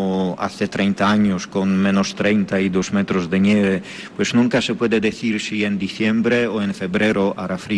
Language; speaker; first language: Spanish; non-native, fluent; Polish